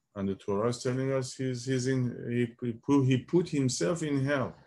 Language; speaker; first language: English; non-native, fluent; Persian